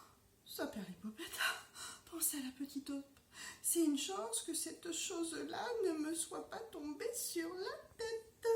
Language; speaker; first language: French; native; French